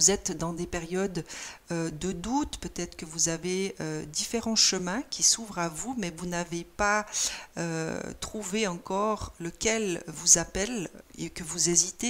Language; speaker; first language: French; native; French